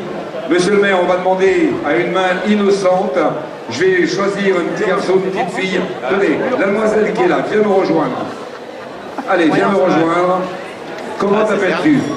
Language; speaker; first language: French; native; French